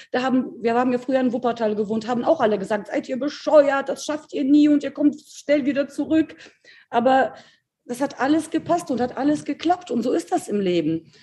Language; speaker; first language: German; early bilingual, other home language; Polish